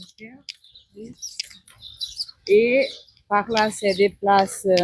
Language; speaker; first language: French; non-native, fluent; Portuguese